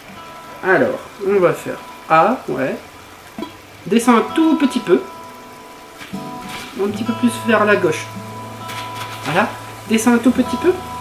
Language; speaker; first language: French; native; French